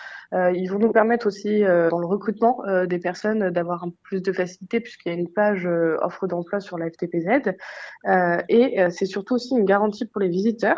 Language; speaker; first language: French; native; French